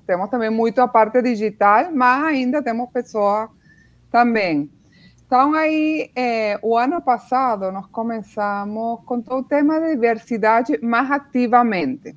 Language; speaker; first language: Portuguese; non-native, fluent; Spanish